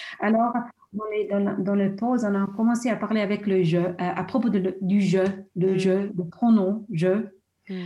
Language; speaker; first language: French; non-native, local second language; German